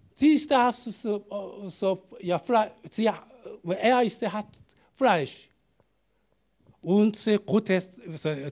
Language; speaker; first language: German; non-native, learner; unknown